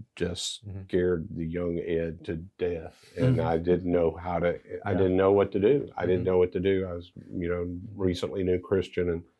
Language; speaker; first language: English; native; English